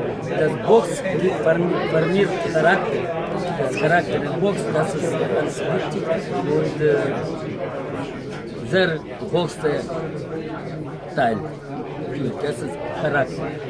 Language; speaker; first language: German; non-native, learner; Ukrainian